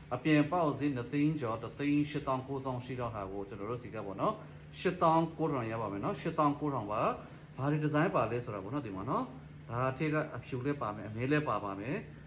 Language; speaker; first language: Burmese; native; Burmese